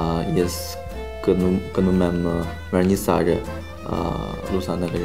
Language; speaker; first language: Armenian; non-native, learner; Chinese